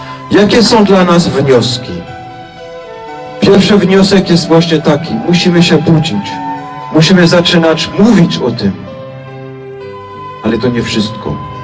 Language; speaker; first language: Polish; non-native, fluent; French